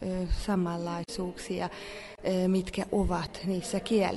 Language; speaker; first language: Finnish; non-native, fluent; Hungarian